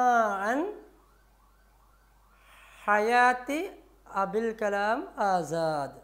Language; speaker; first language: Arabic; non-native, fluent; Malayalam